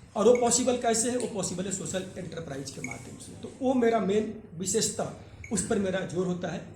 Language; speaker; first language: Hindi; native; Hindi